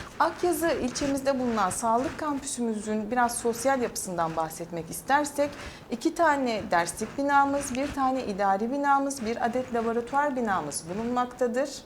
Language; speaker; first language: Turkish; native; Turkish